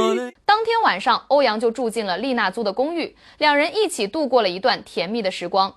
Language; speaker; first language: Chinese; native; Chinese